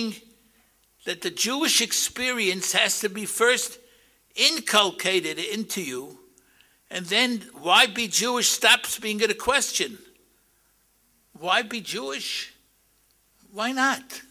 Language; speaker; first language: English; native; English